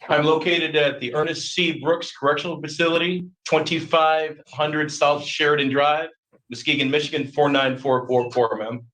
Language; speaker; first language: English; native; English